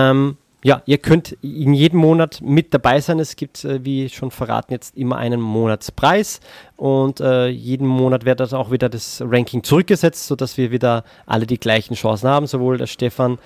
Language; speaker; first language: German; native; German